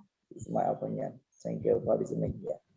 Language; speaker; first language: English; non-native, learner; Khmer